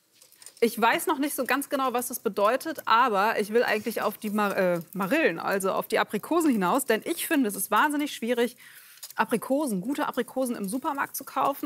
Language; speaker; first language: German; native; German